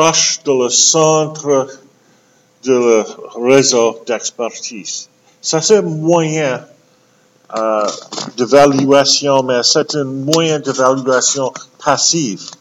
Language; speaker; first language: French; non-native, local second language; English